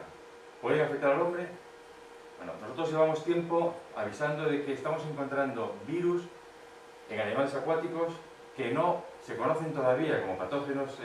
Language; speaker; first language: Spanish; native; Spanish